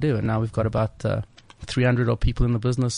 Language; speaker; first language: English; native; English